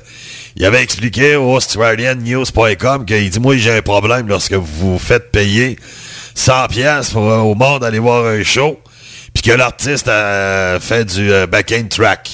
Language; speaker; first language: French; native; French